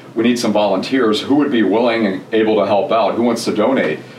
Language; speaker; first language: English; early bilingual, other home language; German